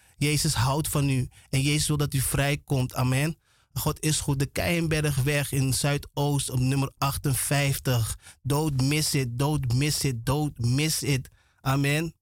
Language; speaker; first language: Dutch; native; Dutch